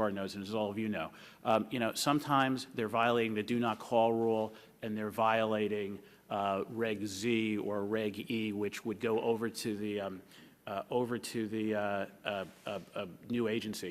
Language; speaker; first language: English; native; English